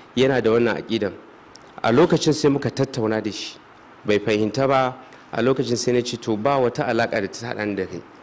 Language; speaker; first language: Hausa; native; Hausa